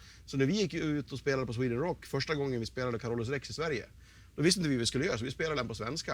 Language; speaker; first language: Swedish; native; Swedish